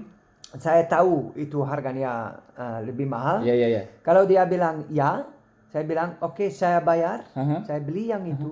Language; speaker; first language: Indonesian; non-native, learner; Dutch